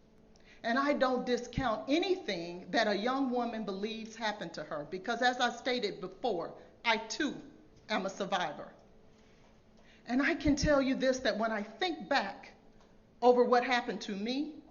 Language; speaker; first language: English; native; English